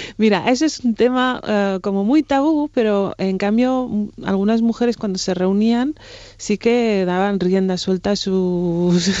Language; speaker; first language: Spanish; early bilingual, other home language; Riffian